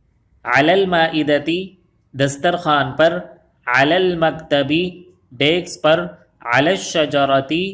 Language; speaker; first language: Urdu; native; Urdu